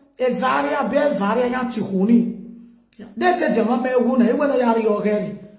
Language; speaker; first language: English; non-native, local second language; Bini